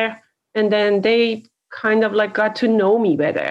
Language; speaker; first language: English; non-native, fluent; Persian